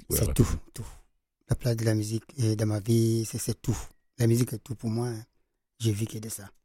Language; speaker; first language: French; non-native, local second language; Fula